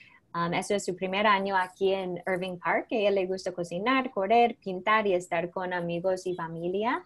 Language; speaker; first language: Spanish; non-native, fluent; English